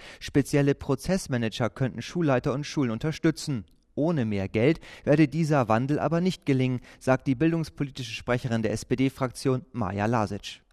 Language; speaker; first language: German; native; German